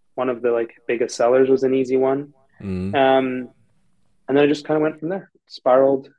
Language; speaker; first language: English; native; English